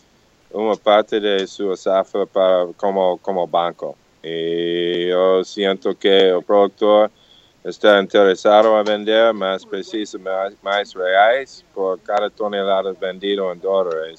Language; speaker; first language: Portuguese; non-native, learner; English